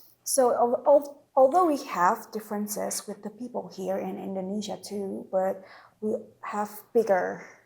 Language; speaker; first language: English; non-native, local second language; Indonesian